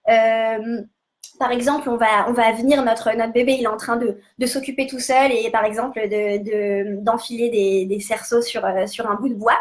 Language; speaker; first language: French; native; French